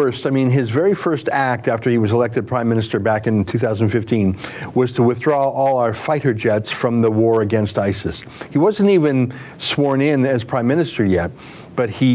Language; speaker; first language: English; native; English